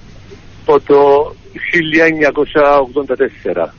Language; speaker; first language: Greek; early bilingual, heritage; Greek